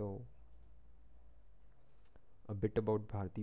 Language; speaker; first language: English; non-native, local second language; Marathi